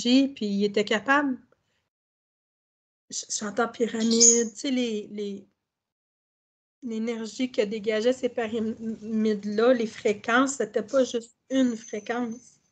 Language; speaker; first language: French; native; French